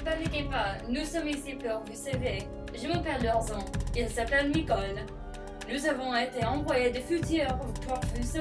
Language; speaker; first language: French; non-native, learner; English